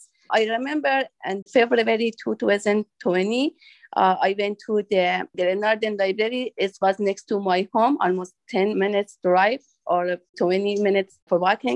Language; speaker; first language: English; non-native, learner; Persian